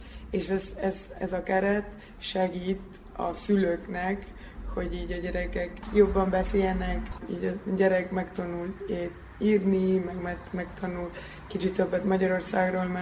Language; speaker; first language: Hungarian; early bilingual, heritage; Hungarian